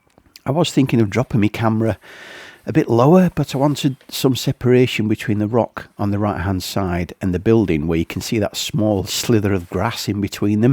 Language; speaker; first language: English; native; English